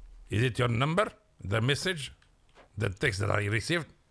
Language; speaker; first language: English; non-native, fluent; French